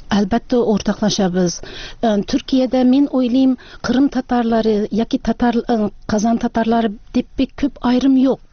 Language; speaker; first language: Tatar; early bilingual, heritage; Tatar